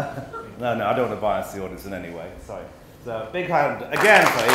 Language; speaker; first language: English; native; English